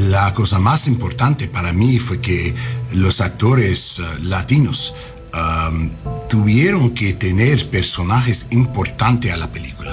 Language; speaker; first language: Spanish; non-native, learner; English